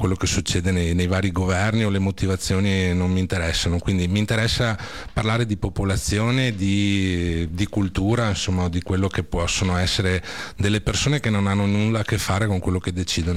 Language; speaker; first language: Italian; native; Italian